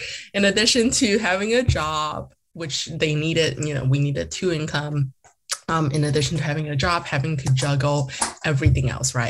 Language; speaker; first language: English; early bilingual, other home language; Chinese